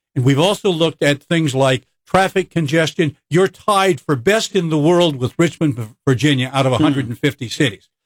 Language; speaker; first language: English; native; English